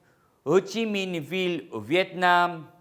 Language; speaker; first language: French; non-native, fluent; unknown